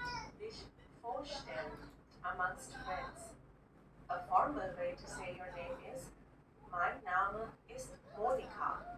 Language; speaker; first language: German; non-native, fluent; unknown